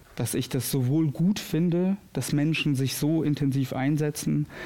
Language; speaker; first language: German; early bilingual, other home language; Albanian